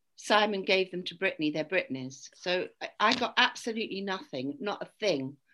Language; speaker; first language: English; native; English